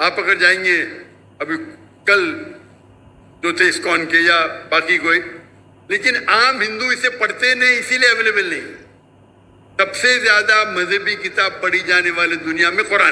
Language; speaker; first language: Hindi; non-native, local second language; Konkani